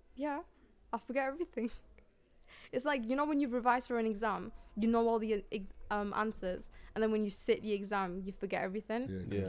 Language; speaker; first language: English; native; English